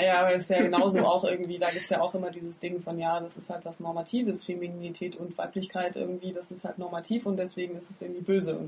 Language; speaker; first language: German; native; German